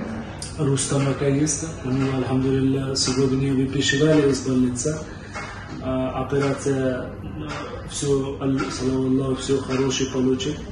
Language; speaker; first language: Russian; non-native, learner; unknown